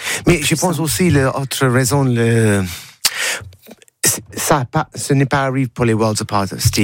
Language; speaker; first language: French; non-native, learner; English